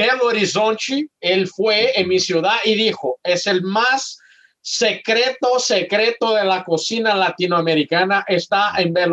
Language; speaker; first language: Spanish; non-native, fluent; Portuguese